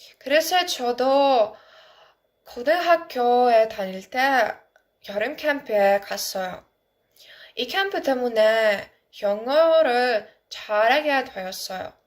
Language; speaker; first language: Korean; non-native, learner; Ukrainian